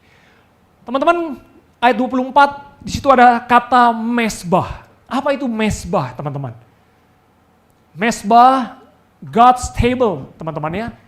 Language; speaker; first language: Indonesian; native; Indonesian